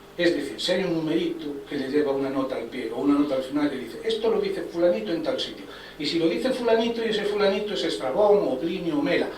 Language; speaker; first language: Spanish; non-native, local second language; Galician